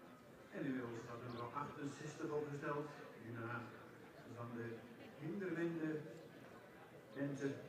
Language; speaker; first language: Dutch; native; Dutch